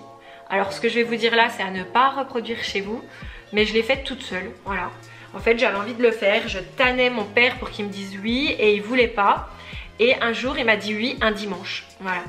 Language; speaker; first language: French; native; French